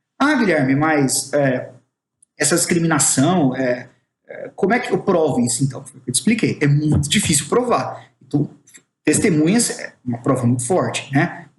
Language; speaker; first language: Portuguese; native; Portuguese